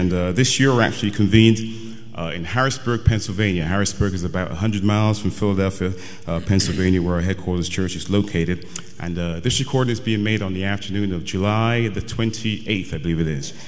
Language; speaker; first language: English; native; English